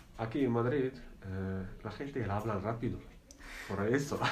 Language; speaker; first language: Spanish; non-native, learner; Arabic